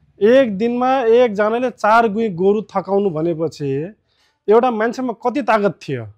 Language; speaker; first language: Nepali; non-native, local second language; Rana Tharu